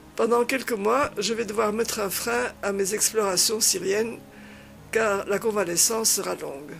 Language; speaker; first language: French; non-native, fluent; Dutch